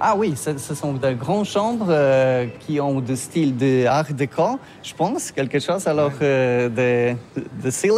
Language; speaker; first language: French; non-native, learner; Polish